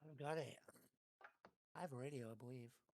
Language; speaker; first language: English; native; English